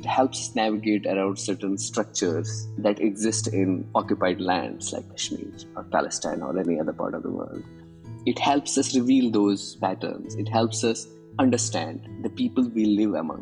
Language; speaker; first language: English; non-native, local second language; Kashmiri